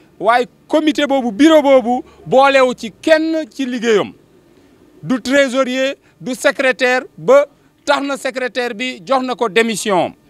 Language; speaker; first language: Wolof; non-native, local second language; Jola-Fonyi